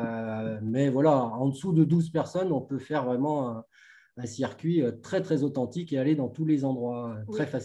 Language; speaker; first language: French; native; French